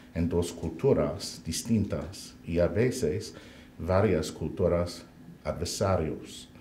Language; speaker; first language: Spanish; non-native, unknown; English